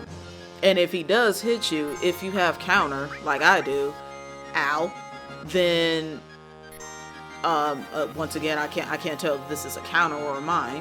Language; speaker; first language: English; native; English